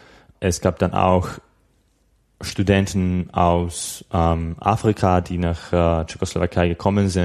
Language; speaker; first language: German; non-native, fluent; Slovak